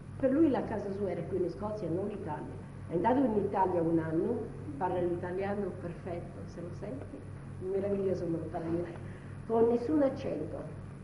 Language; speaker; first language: Italian; native; Italian